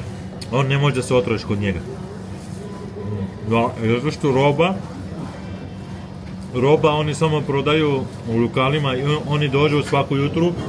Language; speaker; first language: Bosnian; early bilingual, heritage; Bosnian